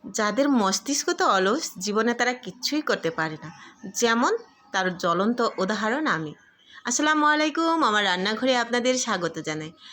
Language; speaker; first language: Bangla; non-native, local second language; Garo